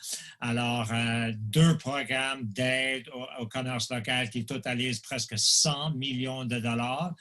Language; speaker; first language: French; non-native, local second language; English